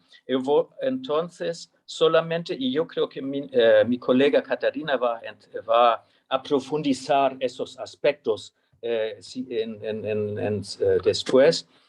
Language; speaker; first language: Spanish; non-native, fluent; German